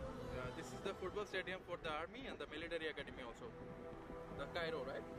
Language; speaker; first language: English; non-native, fluent; Bangla